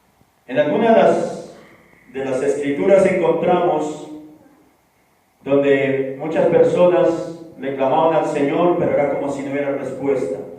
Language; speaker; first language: Spanish; native; Spanish